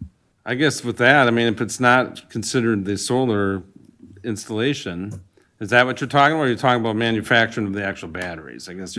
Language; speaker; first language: English; native; English